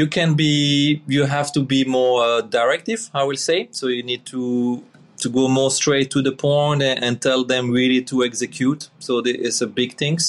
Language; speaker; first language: English; non-native, fluent; French